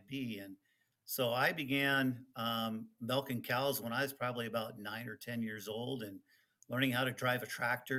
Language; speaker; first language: English; early bilingual, other home language; Dutch